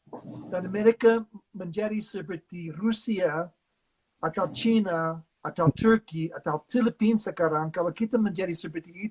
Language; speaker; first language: Indonesian; non-native, fluent; English